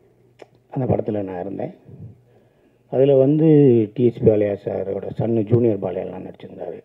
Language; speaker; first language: Tamil; native; Tamil